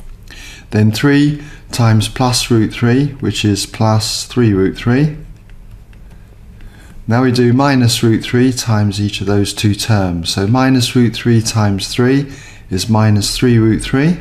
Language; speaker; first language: English; native; English